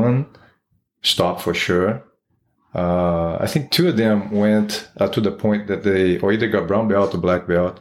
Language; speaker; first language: English; non-native, fluent; Portuguese